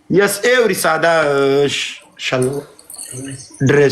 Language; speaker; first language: English; non-native, learner; Pashto